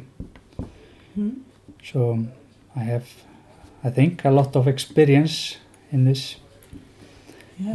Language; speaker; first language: English; non-native, fluent; Icelandic